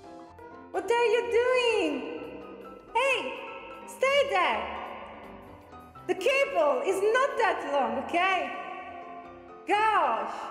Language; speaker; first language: English; non-native, fluent; Italian